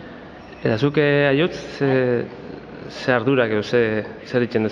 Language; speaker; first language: Basque; native; Basque